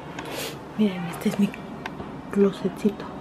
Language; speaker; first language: Spanish; native; Spanish